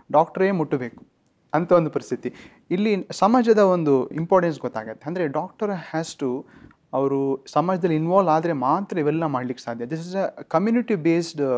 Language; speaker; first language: Kannada; native; Kannada